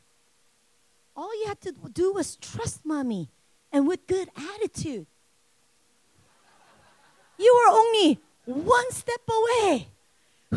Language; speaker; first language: English; native; English